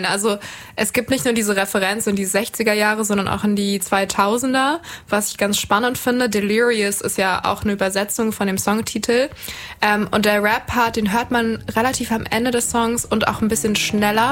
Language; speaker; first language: German; native; German